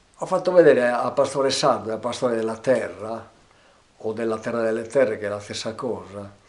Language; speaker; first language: Italian; non-native, local second language; Sardinian